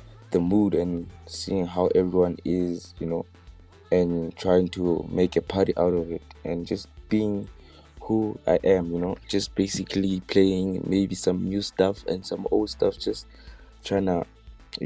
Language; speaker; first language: English; non-native, local second language; Southern Sotho